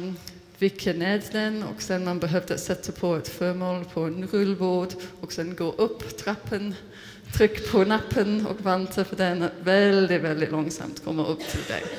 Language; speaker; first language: Swedish; non-native, fluent; English